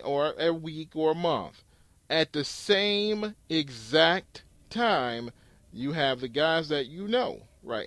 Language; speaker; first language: English; native; English